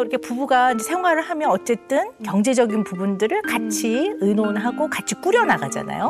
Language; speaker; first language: Korean; native; Korean